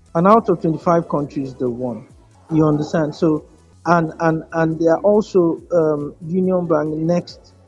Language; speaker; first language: English; non-native, local second language; Yoruba